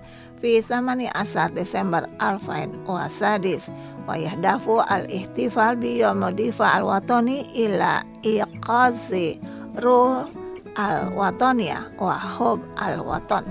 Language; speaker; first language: Arabic; non-native, fluent; Indonesian